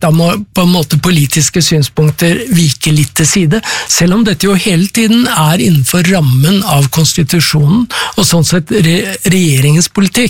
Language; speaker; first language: Norwegian; native; Norwegian